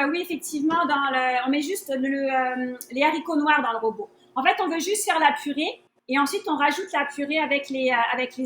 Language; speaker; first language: French; native; French